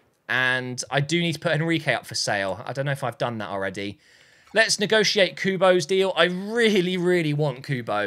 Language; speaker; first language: English; native; English